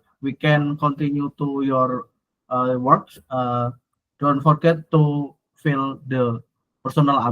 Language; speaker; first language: English; non-native, learner; Indonesian